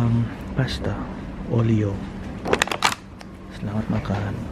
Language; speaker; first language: Indonesian; non-native, learner; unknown